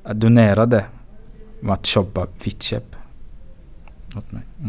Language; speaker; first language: Swedish; non-native, fluent; Arabic